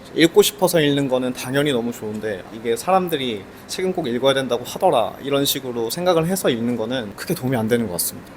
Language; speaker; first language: Korean; native; Korean